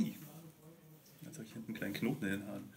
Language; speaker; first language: German; native; German